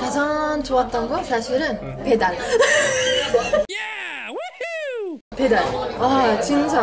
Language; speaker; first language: Korean; non-native, learner; Arabic